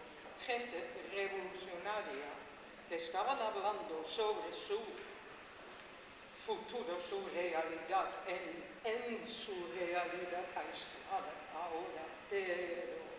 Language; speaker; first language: Spanish; non-native, fluent; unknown